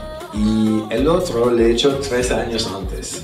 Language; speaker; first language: Spanish; non-native, fluent; French